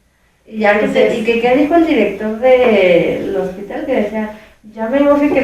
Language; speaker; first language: Spanish; native; Spanish